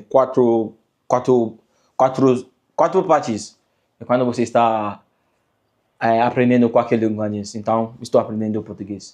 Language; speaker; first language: Portuguese; non-native, learner; English